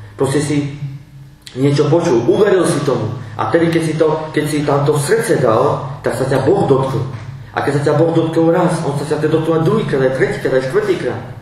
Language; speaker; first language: Slovak; non-native, local second language; Romany